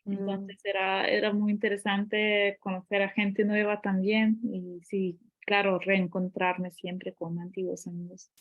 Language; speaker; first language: Spanish; non-native, fluent; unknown